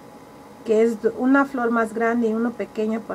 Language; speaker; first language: Spanish; early bilingual, heritage; Spanish